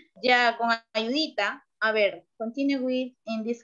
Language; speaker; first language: English; non-native, learner; Spanish